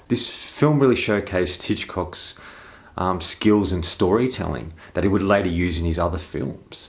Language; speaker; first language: English; native; English